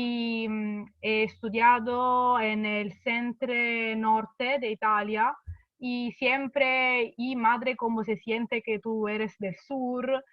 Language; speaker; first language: Spanish; non-native, fluent; Italian